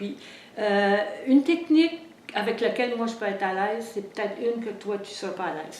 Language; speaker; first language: French; native; French